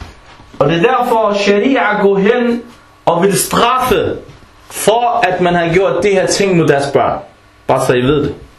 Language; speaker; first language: Danish; non-native, fluent; Arabic